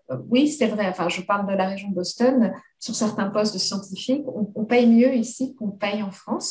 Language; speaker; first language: French; native; French